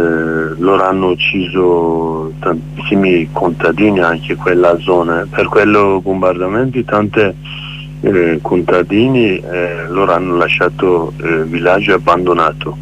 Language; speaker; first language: Italian; non-native, learner; Kurdish